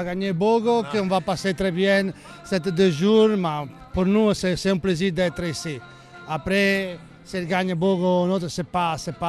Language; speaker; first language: French; non-native, learner; Italian